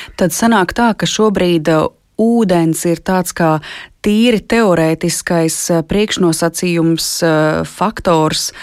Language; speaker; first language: Latvian; native; Latvian